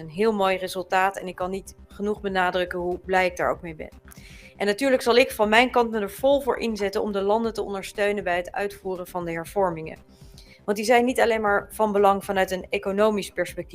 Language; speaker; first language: Dutch; native; Dutch